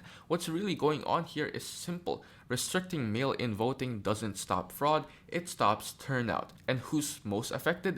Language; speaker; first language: English; native; English